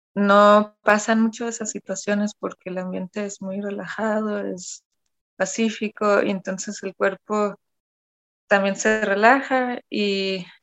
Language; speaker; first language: Spanish; non-native, fluent; German